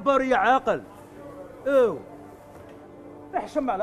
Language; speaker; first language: Arabic; native; Arabic